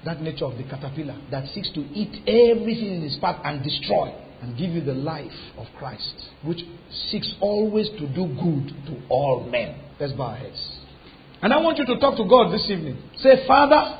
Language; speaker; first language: English; non-native, local second language; Yoruba